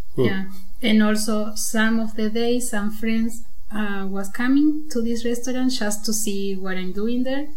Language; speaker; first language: English; non-native, learner; Spanish